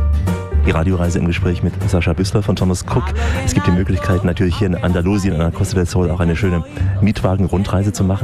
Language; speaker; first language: German; native; German